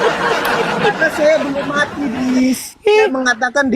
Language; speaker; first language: Indonesian; native; Indonesian